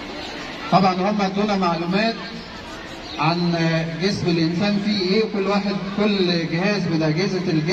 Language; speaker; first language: Arabic; native; Arabic